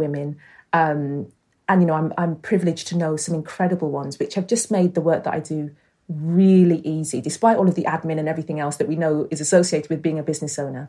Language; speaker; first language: English; native; English